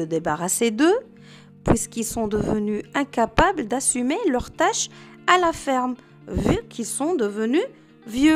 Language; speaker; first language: French; non-native, local second language; Arabic